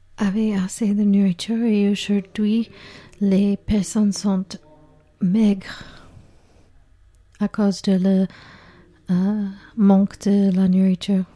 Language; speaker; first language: French; non-native, learner; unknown